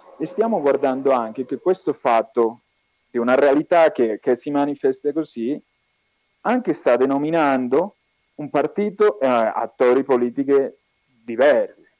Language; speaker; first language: Italian; non-native, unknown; Spanish